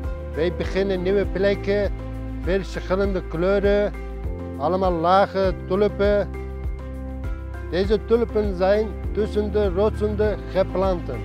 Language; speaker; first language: Dutch; non-native, learner; Turkish